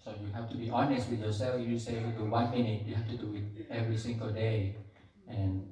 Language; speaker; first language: English; non-native, learner; Thai